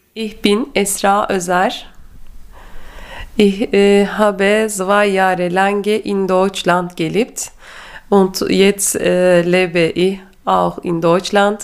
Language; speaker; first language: German; non-native, learner; Turkish